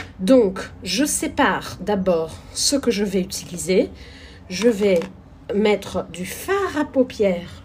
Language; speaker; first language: French; non-native, fluent; Portuguese